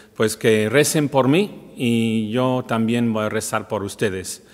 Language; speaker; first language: Spanish; non-native, fluent; English